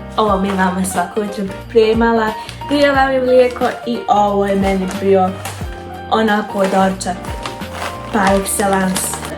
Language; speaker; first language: Bosnian; early bilingual, heritage; Bosnian